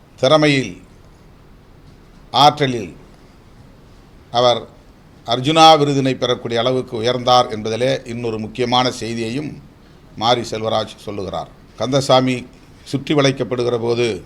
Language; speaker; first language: Tamil; native; Tamil